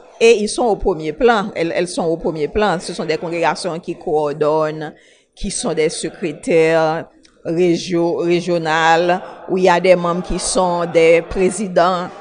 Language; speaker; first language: French; non-native, local second language; Haitian Creole